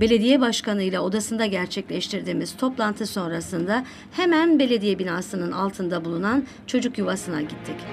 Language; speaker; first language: Turkish; native; Turkish